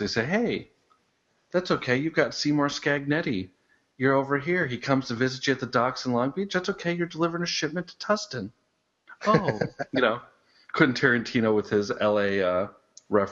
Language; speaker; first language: English; native; English